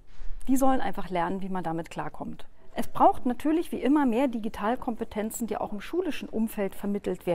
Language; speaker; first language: German; native; German